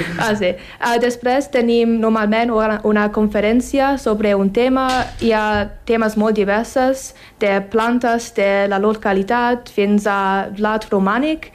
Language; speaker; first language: Catalan; non-native, learner; English